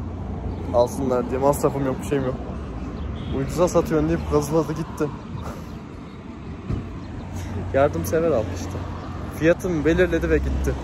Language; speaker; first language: Turkish; native; Turkish